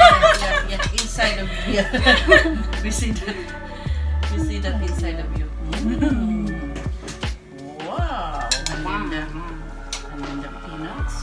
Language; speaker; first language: English; non-native, learner; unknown